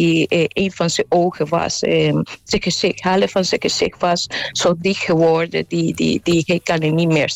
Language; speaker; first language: Dutch; non-native, local second language; Papiamento